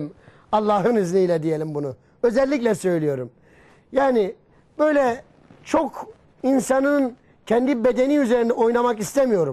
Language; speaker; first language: Turkish; native; Turkish